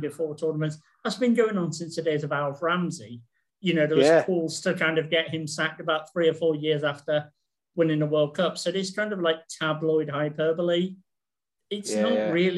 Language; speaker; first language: English; native; English